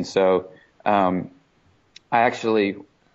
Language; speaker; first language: English; native; English